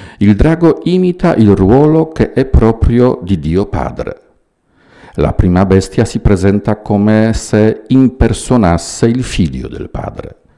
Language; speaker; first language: Italian; non-native, fluent; Polish